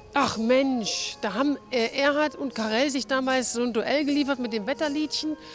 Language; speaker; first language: German; native; German